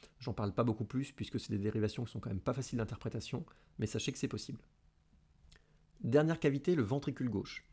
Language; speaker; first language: French; native; French